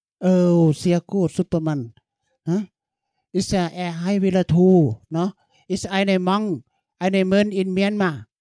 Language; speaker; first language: German; non-native, learner; Thai